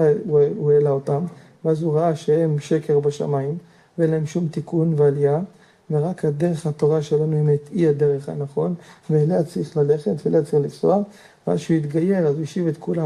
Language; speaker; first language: Hebrew; native; Hebrew